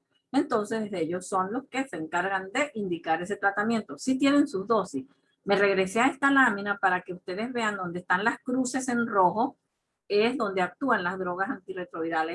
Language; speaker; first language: Spanish; native; Spanish